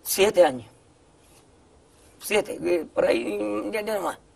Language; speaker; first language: Spanish; native; Spanish